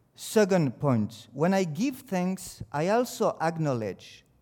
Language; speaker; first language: English; non-native, fluent; French